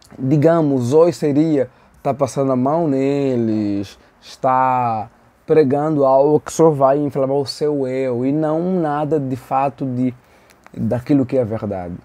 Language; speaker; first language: Portuguese; native; Portuguese